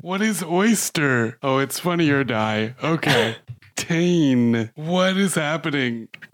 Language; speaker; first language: English; native; English